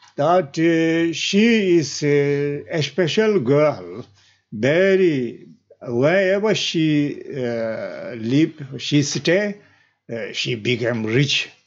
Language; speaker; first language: English; non-native, learner; Tibetan